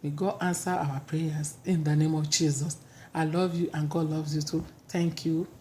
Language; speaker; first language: English; non-native, local second language; Yoruba